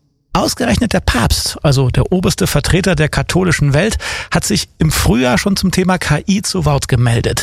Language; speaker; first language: German; native; German